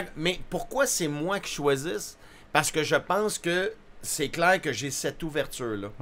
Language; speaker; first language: French; native; French